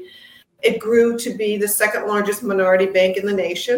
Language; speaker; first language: English; native; English